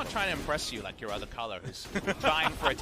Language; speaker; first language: English; native; English